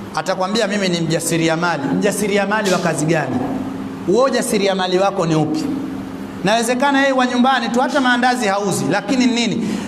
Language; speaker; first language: Swahili; native; Swahili